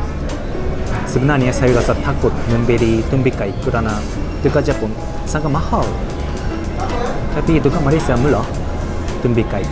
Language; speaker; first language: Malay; non-native, learner; Japanese